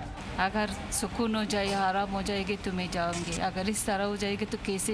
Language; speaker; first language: Hindi; non-native, learner; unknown